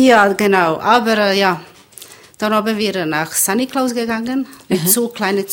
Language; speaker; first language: German; non-native, learner; Bosnian